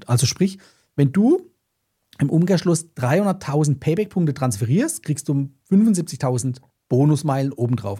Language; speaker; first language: German; native; German